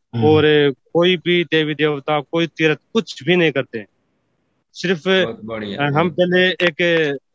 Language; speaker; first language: Hindi; native; Hindi